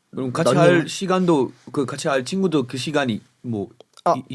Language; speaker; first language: Korean; non-native, fluent; English